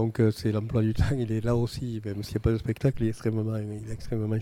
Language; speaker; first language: French; native; French